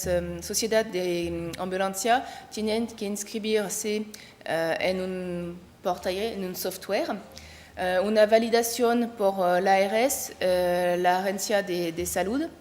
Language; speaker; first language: Spanish; non-native, learner; French